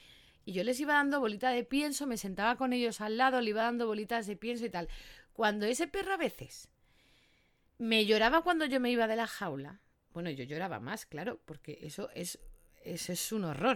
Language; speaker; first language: Spanish; native; Spanish